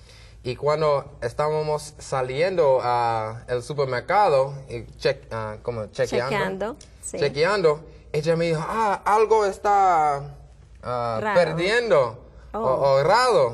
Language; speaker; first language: Spanish; non-native, learner; English